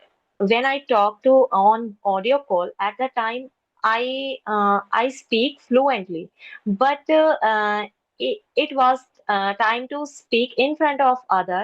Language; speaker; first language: English; non-native, local second language; Hindi